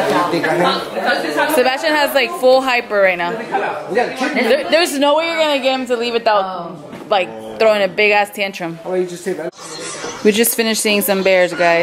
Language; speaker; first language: English; early bilingual, other home language; Spanish